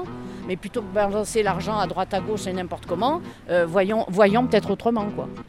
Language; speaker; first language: French; native; French